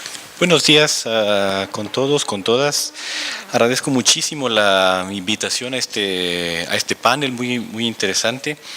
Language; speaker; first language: Spanish; native; Spanish